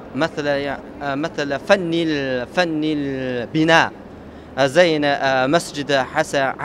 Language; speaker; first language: Arabic; non-native, learner; Chinese